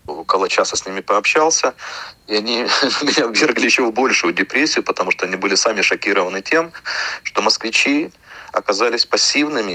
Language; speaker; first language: Russian; native; Russian